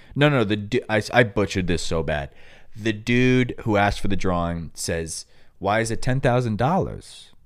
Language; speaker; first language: English; native; English